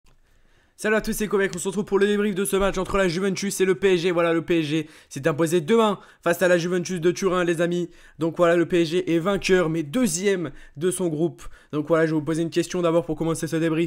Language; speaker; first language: French; native; French